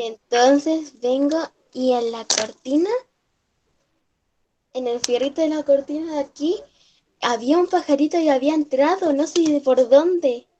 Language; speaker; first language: Spanish; native; Spanish